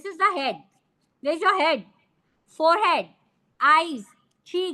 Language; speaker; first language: English; non-native, fluent; Hindi